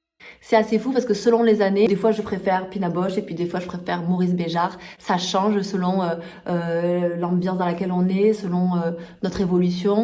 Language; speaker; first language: French; native; French